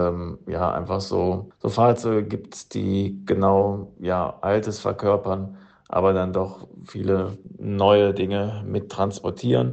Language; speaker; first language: German; native; German